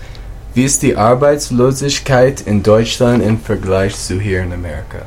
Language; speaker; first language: German; non-native, learner; English